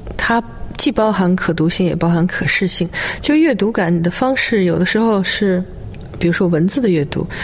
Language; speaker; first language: Chinese; native; Chinese